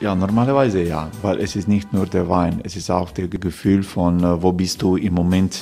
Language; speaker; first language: German; non-native, learner; Croatian